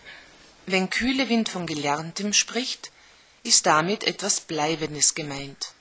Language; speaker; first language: German; native; German